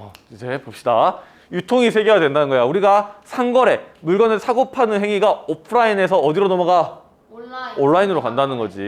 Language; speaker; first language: Korean; native; Korean